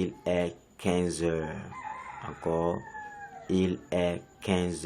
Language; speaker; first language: French; non-native, fluent; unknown